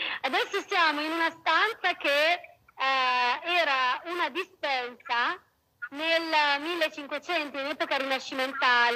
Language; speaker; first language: Italian; native; Italian